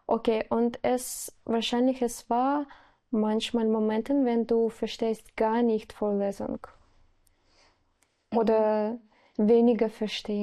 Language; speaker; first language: German; non-native, learner; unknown